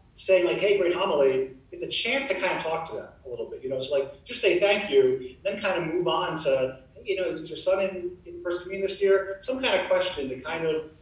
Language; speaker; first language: English; native; English